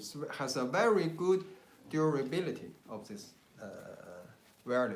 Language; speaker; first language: English; non-native, learner; Chinese